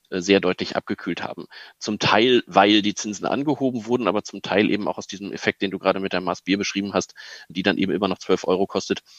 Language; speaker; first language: German; native; German